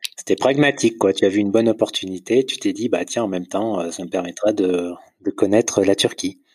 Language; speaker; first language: French; native; French